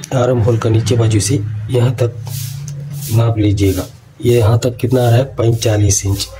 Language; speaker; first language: Hindi; non-native, local second language; Kannada